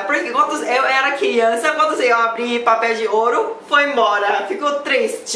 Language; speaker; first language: Portuguese; non-native, learner; Thai